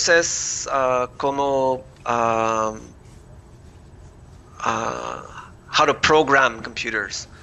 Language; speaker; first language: Spanish; non-native, learner; English